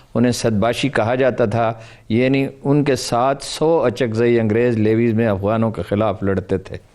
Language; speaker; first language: Urdu; non-native, local second language; Punjabi